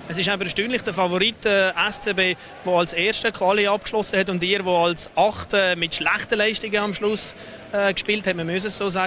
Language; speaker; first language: German; native; German